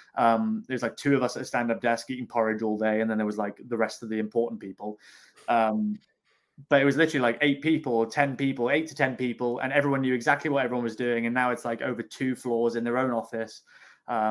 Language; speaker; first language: English; native; English